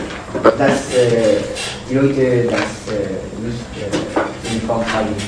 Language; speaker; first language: German; non-native, learner; French